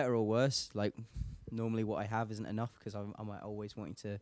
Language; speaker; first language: English; native; English